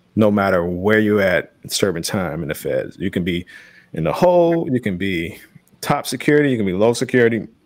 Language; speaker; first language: English; native; English